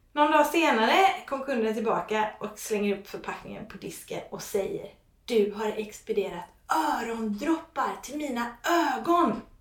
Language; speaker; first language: Swedish; non-native, fluent; English